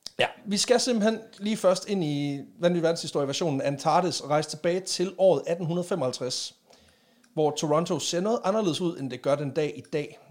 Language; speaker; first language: Danish; native; Danish